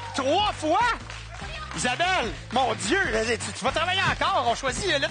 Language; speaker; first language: French; native; French